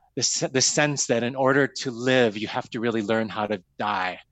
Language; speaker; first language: English; native; English